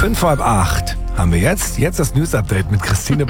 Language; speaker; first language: German; native; German